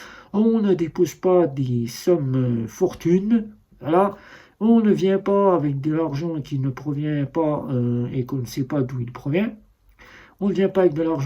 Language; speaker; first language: French; native; French